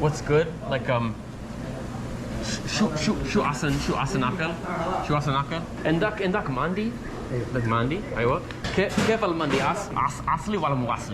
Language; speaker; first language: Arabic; non-native, learner; English